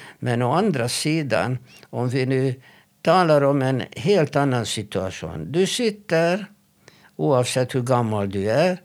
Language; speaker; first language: Swedish; non-native, fluent; Hebrew